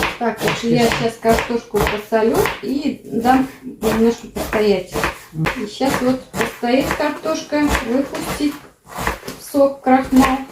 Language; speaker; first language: Russian; non-native, local second language; Bashkir